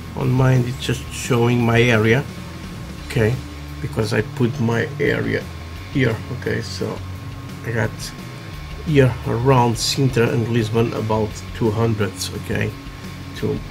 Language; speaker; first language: English; non-native, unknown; Portuguese